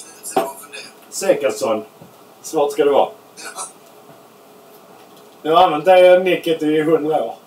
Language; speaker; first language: Swedish; native; Swedish